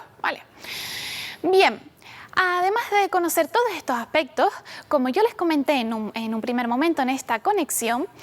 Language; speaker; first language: Spanish; native; Spanish